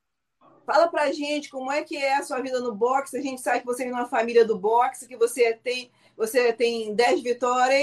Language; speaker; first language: Portuguese; native; Portuguese